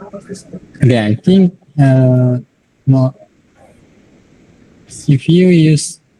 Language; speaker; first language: English; non-native, learner; Indonesian